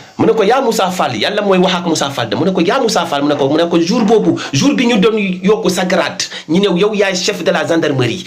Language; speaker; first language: Wolof; non-native, local second language; Fula